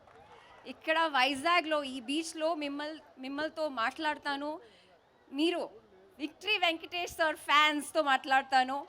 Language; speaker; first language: Telugu; non-native, fluent; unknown